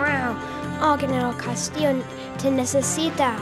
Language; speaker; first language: Spanish; non-native, learner; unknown